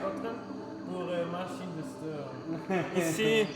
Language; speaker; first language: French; non-native, local second language; German